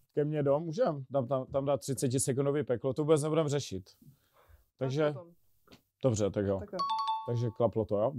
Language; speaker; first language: Czech; native; Czech